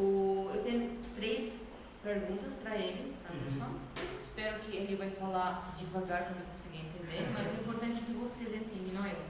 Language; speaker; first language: Portuguese; non-native, learner; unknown